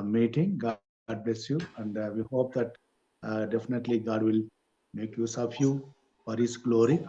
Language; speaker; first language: English; non-native, local second language; Kannada